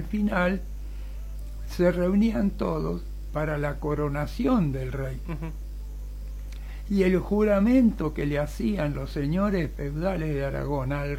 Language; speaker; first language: Spanish; native; Spanish